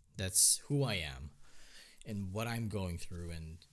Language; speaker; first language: English; non-native, local second language; Filipino